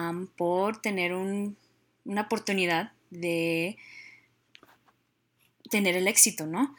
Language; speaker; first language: Spanish; early bilingual, heritage; Spanish